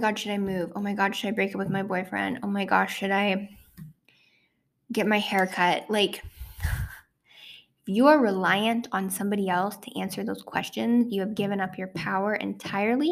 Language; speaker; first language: English; native; English